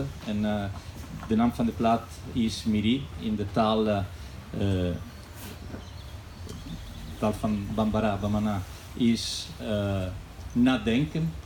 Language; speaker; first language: Dutch; non-native, fluent; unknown